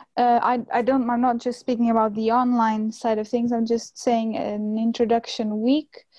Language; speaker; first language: English; non-native, fluent; Portuguese